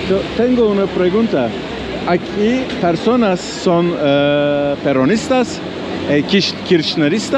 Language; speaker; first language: Spanish; non-native, learner; Turkish